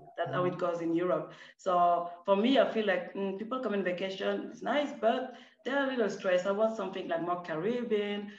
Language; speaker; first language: English; non-native, fluent; French